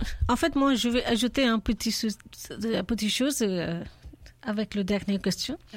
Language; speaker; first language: French; non-native, learner; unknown